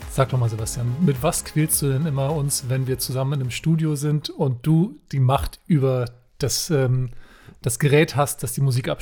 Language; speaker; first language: German; native; German